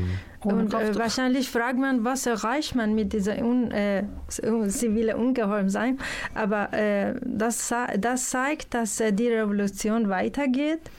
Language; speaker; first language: German; non-native, fluent; Persian